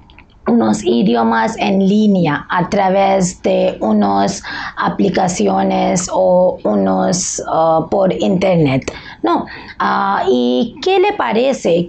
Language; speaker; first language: Spanish; non-native, learner; Bangla